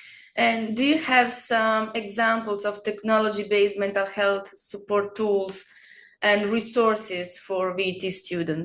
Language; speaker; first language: English; non-native, fluent; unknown